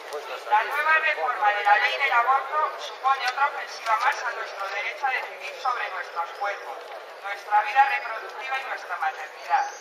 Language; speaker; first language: Spanish; native; Spanish